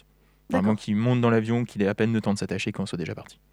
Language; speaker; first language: French; native; French